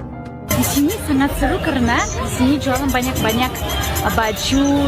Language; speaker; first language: Indonesian; non-native, learner; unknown